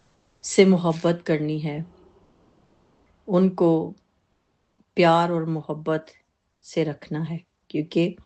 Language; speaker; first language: Urdu; native; Urdu